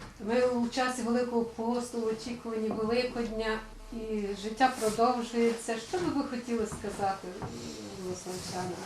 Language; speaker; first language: Ukrainian; native; Ukrainian